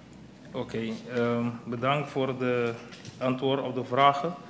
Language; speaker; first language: Dutch; non-native, local second language; Papiamento